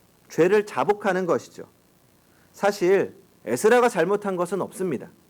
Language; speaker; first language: Korean; native; Korean